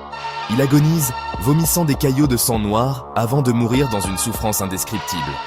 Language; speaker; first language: French; native; French